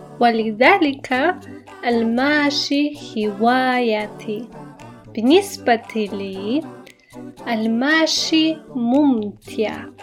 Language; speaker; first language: Arabic; non-native, fluent; Polish